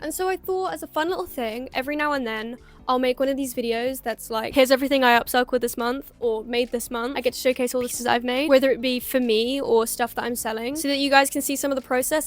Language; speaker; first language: English; native; English